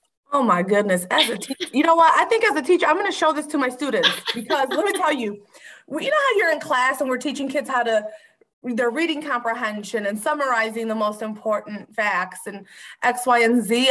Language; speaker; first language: English; early bilingual, other home language; Spanish